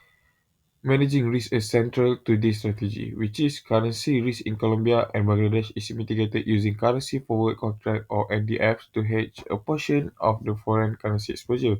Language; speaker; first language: English; non-native, local second language; Malay